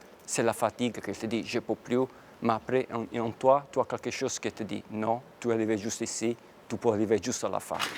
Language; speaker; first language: French; non-native, fluent; Italian